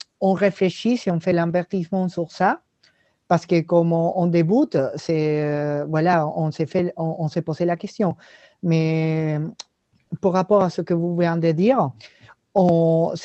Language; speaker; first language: French; non-native, learner; Spanish